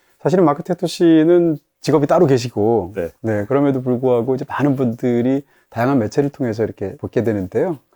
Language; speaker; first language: Korean; native; Korean